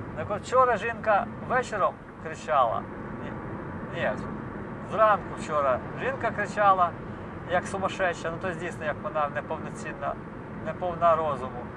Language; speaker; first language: Ukrainian; non-native, local second language; Russian